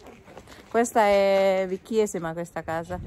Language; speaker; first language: Italian; non-native, fluent; Filipino